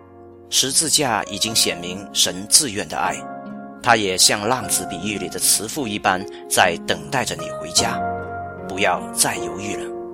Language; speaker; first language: Chinese; native; Chinese